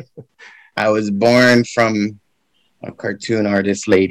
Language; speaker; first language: English; native; English